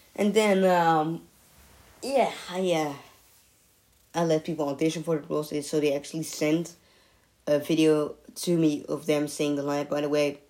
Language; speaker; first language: English; non-native, fluent; Dutch